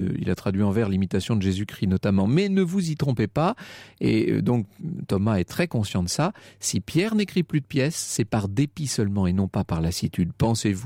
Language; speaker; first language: French; native; French